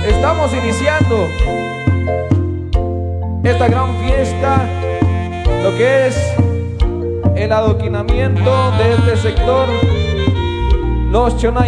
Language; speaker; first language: Spanish; non-native, local second language; Kaqchikel